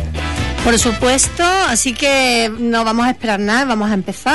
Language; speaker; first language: Spanish; native; Spanish